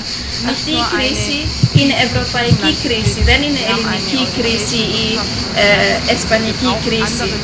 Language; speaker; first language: Greek; early bilingual, heritage; Greek